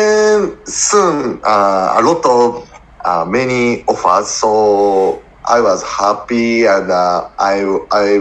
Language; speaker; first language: English; non-native, learner; Japanese